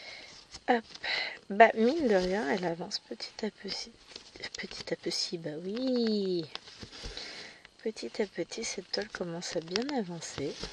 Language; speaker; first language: French; native; French